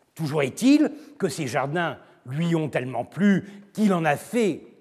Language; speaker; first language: French; non-native, fluent; Turkish